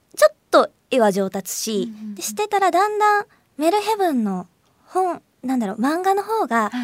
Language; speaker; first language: Japanese; native; Japanese